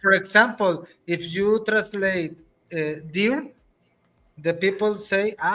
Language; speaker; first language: English; non-native, learner; Spanish